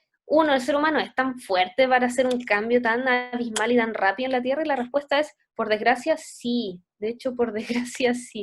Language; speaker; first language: Spanish; native; Spanish